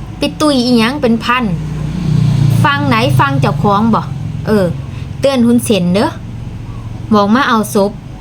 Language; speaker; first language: Thai; non-native, local second language; Lao